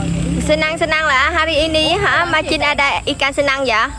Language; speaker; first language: Indonesian; non-native, learner; Vietnamese